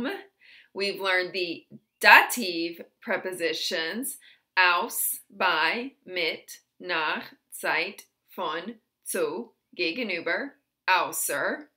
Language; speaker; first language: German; non-native, fluent; English